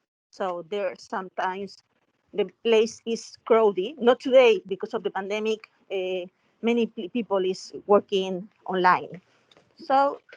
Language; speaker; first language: English; non-native, fluent; Spanish